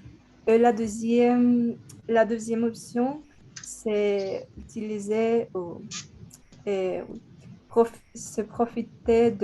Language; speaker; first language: French; non-native, learner; Spanish